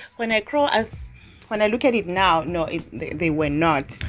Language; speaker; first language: English; non-native, local second language; Zulu